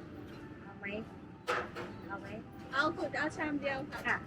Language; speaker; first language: Thai; native; Thai